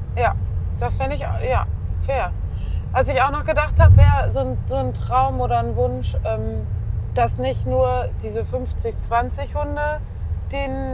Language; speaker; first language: German; native; German